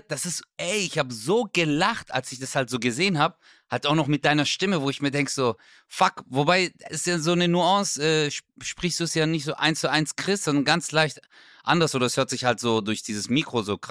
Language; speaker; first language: German; native; German